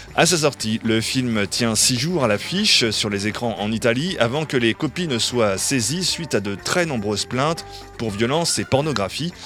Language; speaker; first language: French; native; French